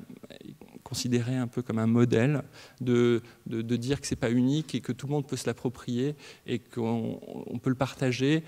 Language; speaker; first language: French; native; French